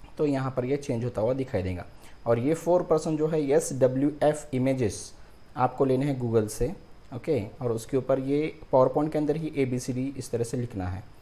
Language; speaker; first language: Hindi; non-native, local second language; Marathi